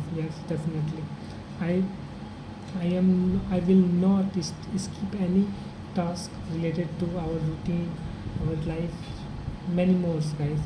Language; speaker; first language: English; non-native, learner; Hindi